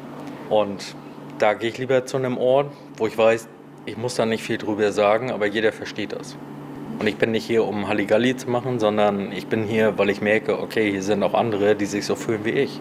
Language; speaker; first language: German; native; German